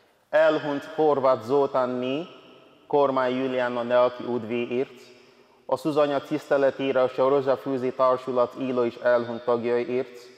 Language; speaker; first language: Hungarian; non-native, fluent; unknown